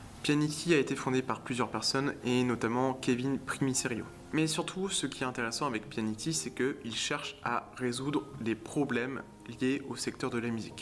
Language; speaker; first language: French; native; French